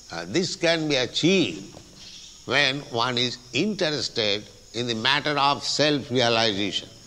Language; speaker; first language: English; non-native, local second language; Bangla